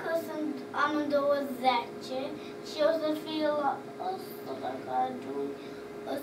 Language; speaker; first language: Romanian; early bilingual, heritage; English